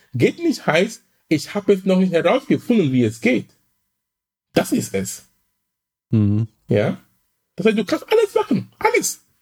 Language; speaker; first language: German; non-native, fluent; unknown